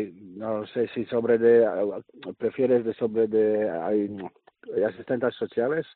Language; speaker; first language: Spanish; non-native, learner; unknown